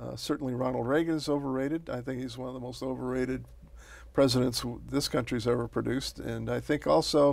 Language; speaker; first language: English; native; English